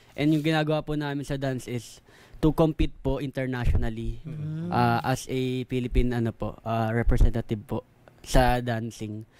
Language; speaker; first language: Filipino; native; Filipino